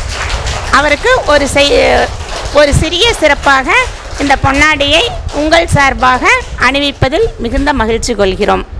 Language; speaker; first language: Tamil; native; Tamil